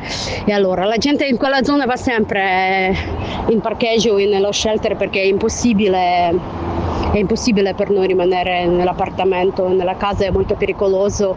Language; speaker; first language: Italian; non-native, fluent; Ukrainian